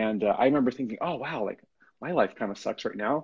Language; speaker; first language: English; native; English